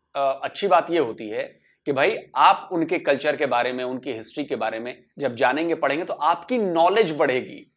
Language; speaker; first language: Hindi; native; Hindi